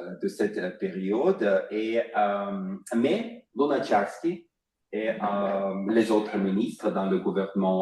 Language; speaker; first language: French; non-native, fluent; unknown